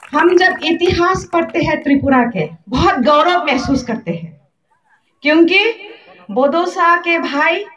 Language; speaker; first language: Hindi; non-native, local second language; Bodo